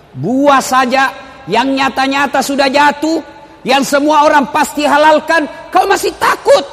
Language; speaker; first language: Indonesian; non-native, local second language; Buginese